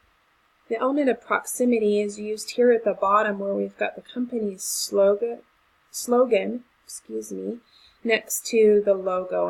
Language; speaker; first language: English; native; English